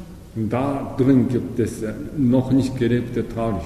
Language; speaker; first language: German; non-native, learner; Japanese